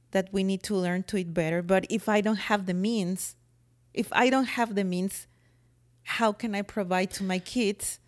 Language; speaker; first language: English; non-native, fluent; Spanish